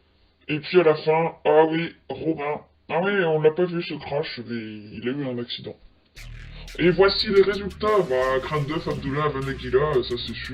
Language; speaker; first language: French; native; French